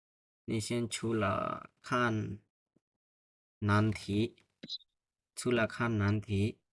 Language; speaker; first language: Chinese; non-native, fluent; Bangla